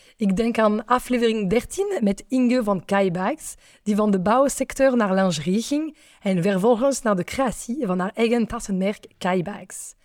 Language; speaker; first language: Dutch; non-native, fluent; French